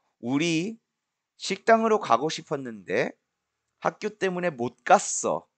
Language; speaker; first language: Korean; non-native, fluent; Spanish